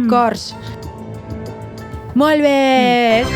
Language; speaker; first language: Catalan; native; Catalan